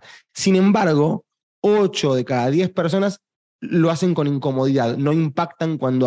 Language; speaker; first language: Spanish; native; Spanish